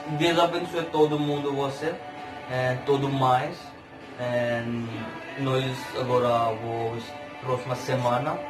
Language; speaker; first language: Portuguese; non-native, learner; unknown